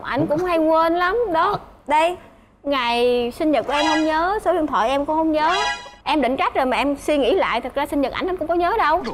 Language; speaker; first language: Vietnamese; native; Vietnamese